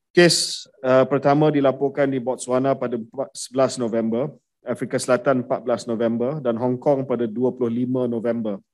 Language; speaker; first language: Malay; native; Malay